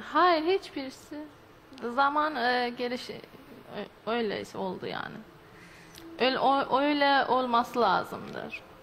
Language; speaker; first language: Turkish; non-native, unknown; Azerbaijani